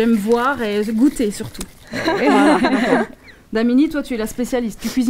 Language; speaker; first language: French; native; French